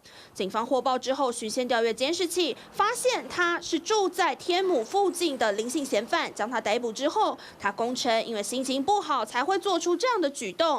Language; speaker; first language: Chinese; native; Chinese